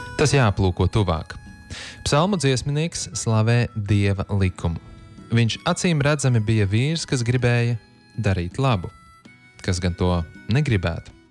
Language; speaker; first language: Latvian; native; Latvian